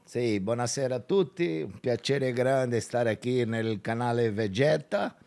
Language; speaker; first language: Italian; non-native, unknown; Portuguese